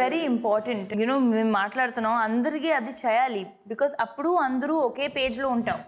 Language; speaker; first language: Telugu; non-native, fluent; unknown